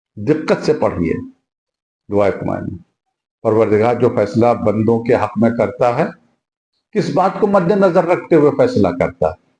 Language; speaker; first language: Urdu; native; Urdu